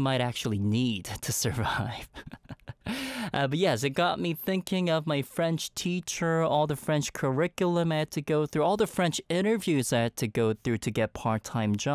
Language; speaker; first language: English; early bilingual, other home language; Korean